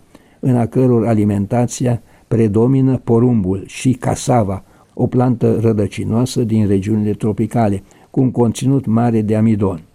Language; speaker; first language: Romanian; native; Romanian